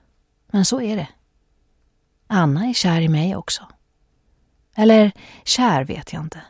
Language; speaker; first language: Swedish; native; Swedish